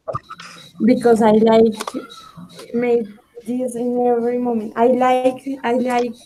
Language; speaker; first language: English; non-native, learner; Spanish